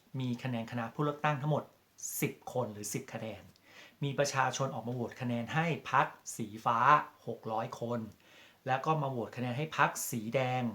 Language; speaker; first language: Thai; native; Thai